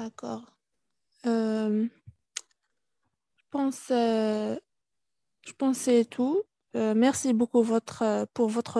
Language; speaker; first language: French; non-native, learner; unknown